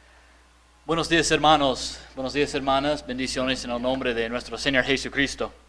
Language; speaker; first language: Spanish; non-native, fluent; English